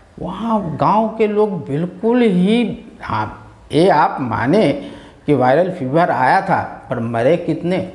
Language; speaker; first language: Hindi; native; Hindi